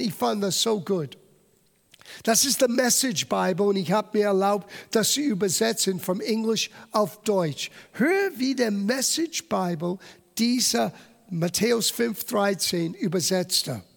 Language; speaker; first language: German; non-native, fluent; English